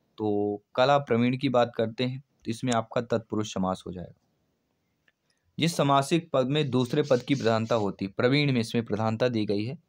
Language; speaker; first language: Hindi; native; Hindi